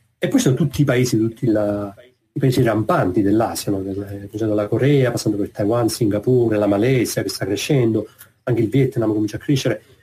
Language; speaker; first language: Italian; native; Italian